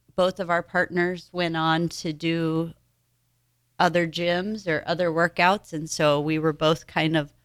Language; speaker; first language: English; native; English